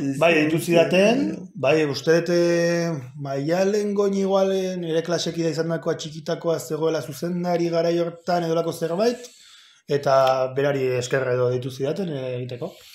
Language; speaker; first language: Basque; non-native, local second language; Spanish